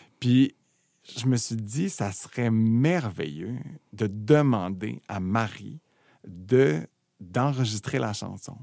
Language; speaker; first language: French; native; French